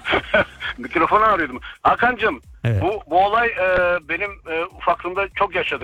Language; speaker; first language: Turkish; early bilingual, heritage; Turkish